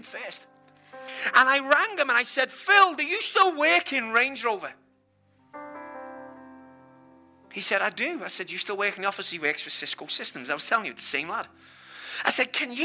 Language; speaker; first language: English; native; English